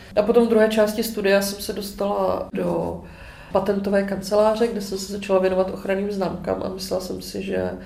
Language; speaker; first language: Czech; native; Czech